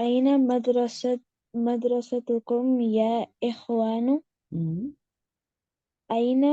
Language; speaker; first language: Arabic; non-native, learner; Urdu